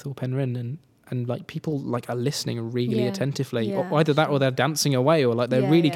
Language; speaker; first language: English; native; English